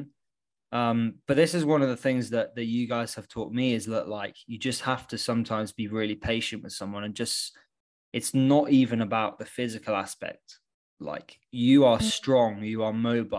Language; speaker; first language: English; native; English